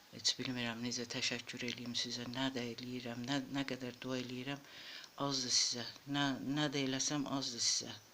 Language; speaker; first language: Azerbaijani; native; Azerbaijani